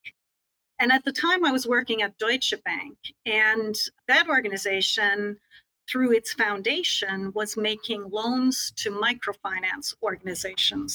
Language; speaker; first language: English; native; English